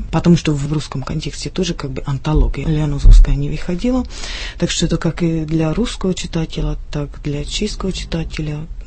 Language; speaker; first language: Russian; non-native, fluent; Czech